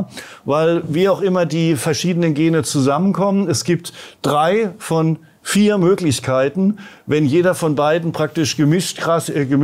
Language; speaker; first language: German; native; German